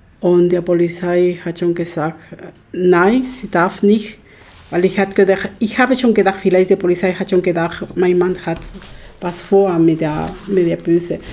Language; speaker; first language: German; non-native, learner; Spanish